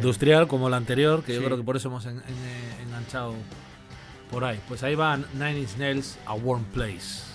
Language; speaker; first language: Spanish; native; Spanish